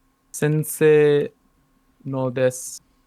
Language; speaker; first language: Japanese; non-native, learner; English